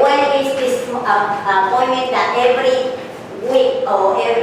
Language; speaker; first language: English; non-native, learner; Spanish